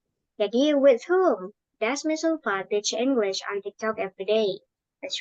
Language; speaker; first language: English; non-native, fluent; Indonesian